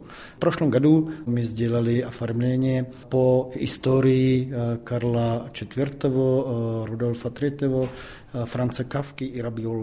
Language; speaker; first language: Russian; non-native, fluent; Czech